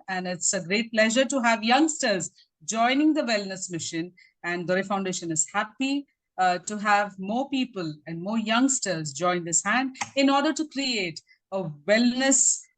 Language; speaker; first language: English; non-native, local second language; Tamil